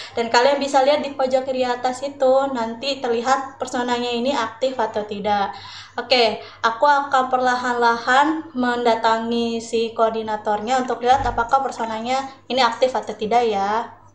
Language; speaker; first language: Indonesian; native; Indonesian